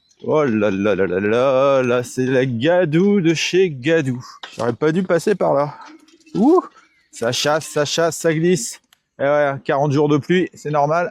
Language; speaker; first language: French; native; French